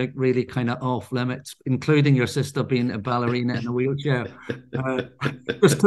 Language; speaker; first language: English; native; English